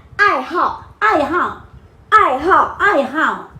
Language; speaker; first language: Chinese; non-native, learner; Korean